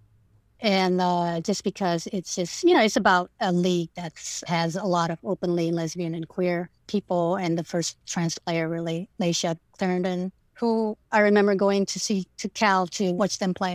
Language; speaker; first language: English; non-native, fluent; Indonesian